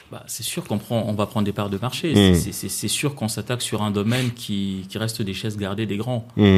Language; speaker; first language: French; non-native, local second language; Lingala